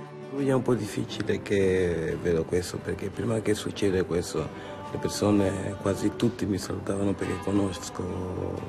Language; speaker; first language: Italian; non-native, fluent; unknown